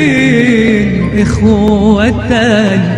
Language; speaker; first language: Arabic; non-native, fluent; Indonesian